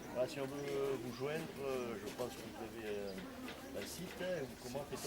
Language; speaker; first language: French; native; French